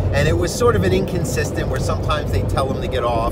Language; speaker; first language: English; native; English